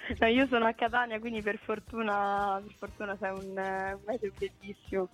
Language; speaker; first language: Italian; native; Italian